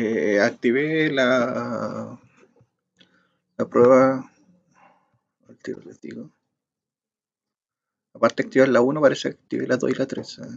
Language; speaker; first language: Spanish; native; Spanish